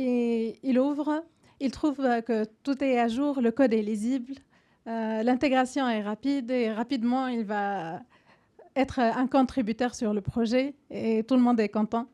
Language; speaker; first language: French; non-native, fluent; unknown